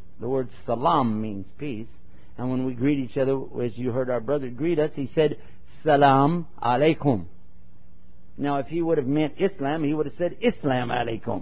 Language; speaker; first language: English; native; English